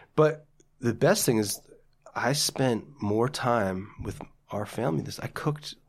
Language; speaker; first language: English; native; English